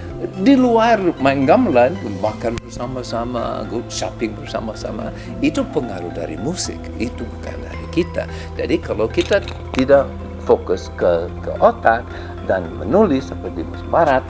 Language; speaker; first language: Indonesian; non-native, fluent; English